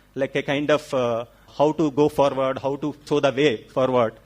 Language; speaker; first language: English; non-native, local second language; Kannada